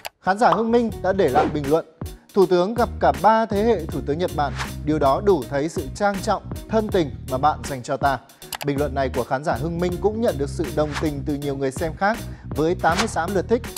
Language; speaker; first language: Vietnamese; native; Vietnamese